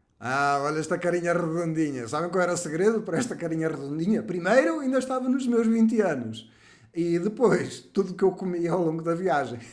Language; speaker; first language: Portuguese; native; Portuguese